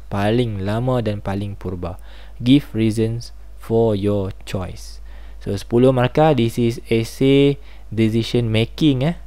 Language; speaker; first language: English; non-native, local second language; Malay